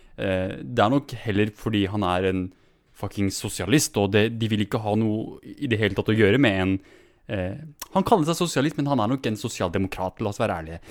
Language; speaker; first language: Norwegian; native; Norwegian